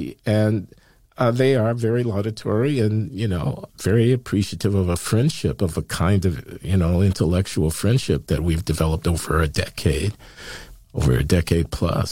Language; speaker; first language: English; native; English